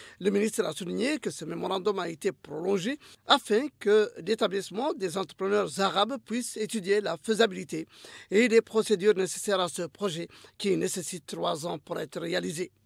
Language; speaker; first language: French; non-native, local second language; Arabic